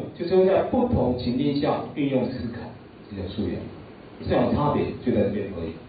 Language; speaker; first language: Chinese; native; Chinese